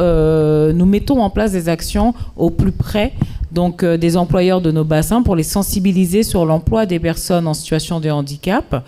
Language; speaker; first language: French; native; French